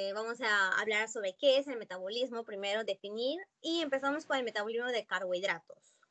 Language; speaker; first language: Spanish; non-native, fluent; Japanese